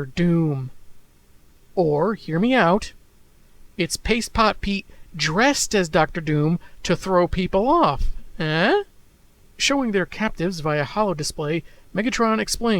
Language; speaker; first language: English; native; English